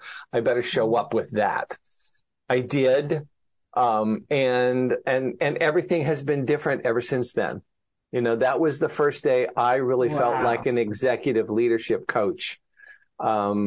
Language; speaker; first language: English; native; English